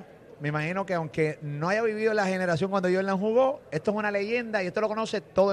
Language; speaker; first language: Spanish; native; Spanish